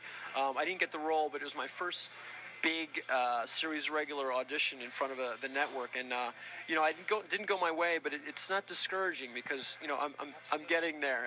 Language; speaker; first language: English; native; English